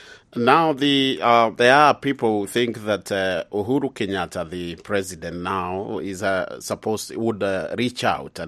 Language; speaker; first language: English; non-native, local second language; Swahili